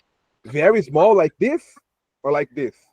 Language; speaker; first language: English; non-native, fluent; Portuguese